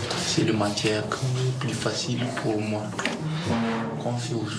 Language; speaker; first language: French; non-native, local second language; Malagasy